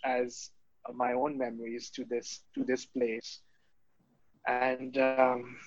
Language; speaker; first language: English; non-native, local second language; Urdu